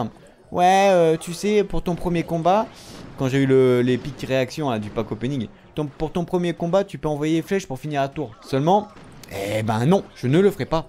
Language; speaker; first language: French; native; French